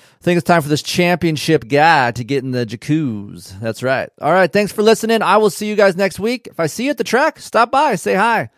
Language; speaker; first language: English; native; English